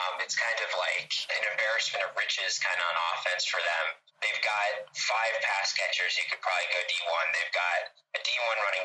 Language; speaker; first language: English; native; English